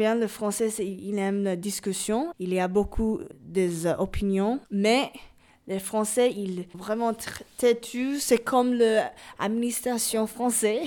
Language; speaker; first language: French; non-native, learner; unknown